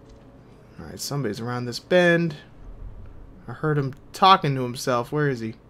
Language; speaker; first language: English; native; English